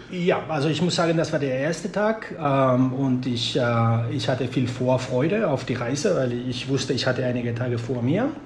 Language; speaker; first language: German; non-native, fluent; Spanish